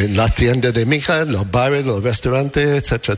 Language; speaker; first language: Spanish; non-native, learner; English